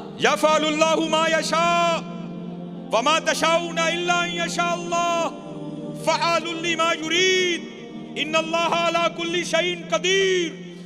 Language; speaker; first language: Urdu; non-native, local second language; Punjabi